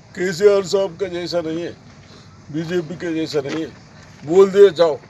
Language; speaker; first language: Hindi; non-native, local second language; Telugu